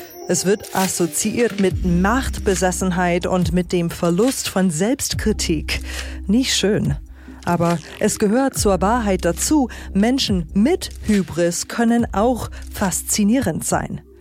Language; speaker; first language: German; native; German